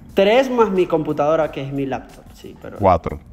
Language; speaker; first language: Spanish; native; Spanish